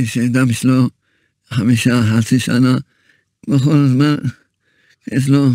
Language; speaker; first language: Hebrew; early bilingual, other home language; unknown